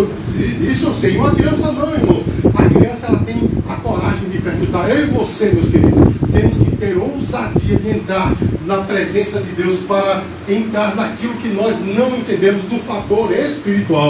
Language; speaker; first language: Portuguese; native; Portuguese